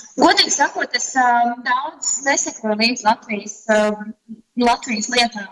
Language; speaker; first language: Latvian; native; Latvian